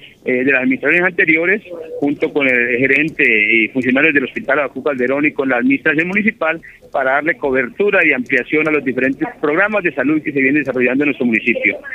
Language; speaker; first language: Spanish; native; Spanish